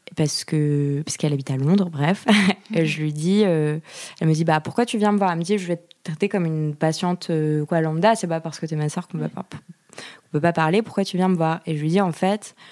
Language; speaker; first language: French; native; French